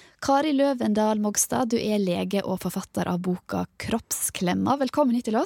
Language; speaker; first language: Norwegian; native; Norwegian